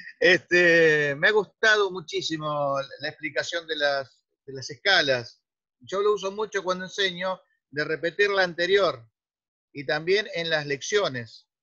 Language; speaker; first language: Spanish; native; Spanish